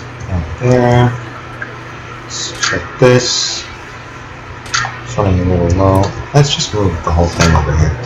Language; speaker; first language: English; native; English